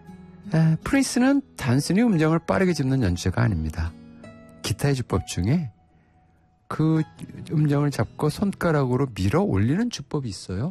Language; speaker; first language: Korean; native; Korean